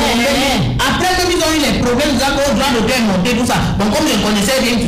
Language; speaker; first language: French; native; French